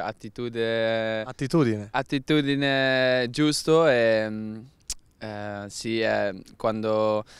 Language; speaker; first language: Italian; non-native, learner; Dutch